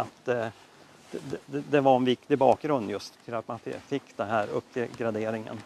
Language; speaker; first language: Swedish; native; Swedish